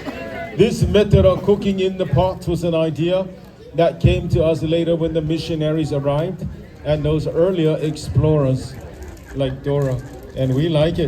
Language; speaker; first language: English; non-native, local second language; Samoan